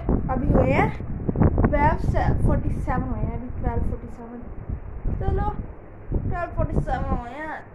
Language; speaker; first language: Hindi; native; Hindi